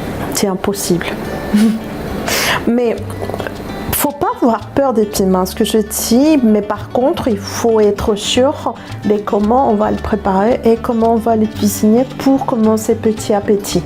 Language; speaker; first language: French; non-native, fluent; Spanish